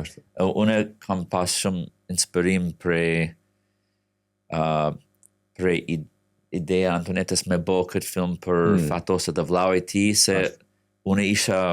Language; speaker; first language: Albanian; non-native, fluent; English